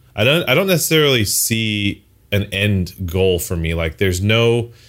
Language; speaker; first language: English; native; English